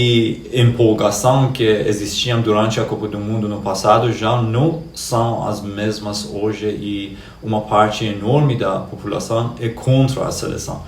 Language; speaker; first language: Portuguese; non-native, fluent; Persian